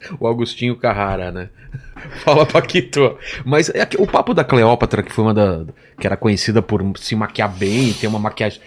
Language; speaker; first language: Portuguese; native; Portuguese